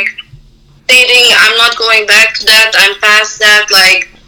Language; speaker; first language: English; non-native, fluent; Serbian